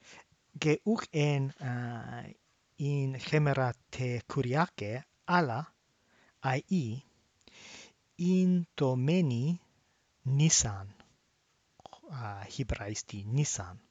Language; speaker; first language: Greek; non-native, learner; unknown